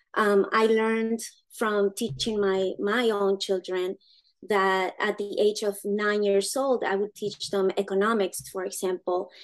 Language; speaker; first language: English; early bilingual, other home language; Spanish